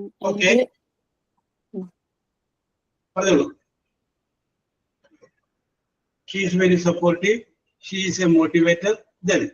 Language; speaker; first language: English; non-native, fluent; Malayalam